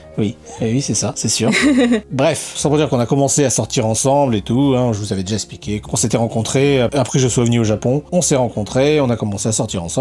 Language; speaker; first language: French; native; French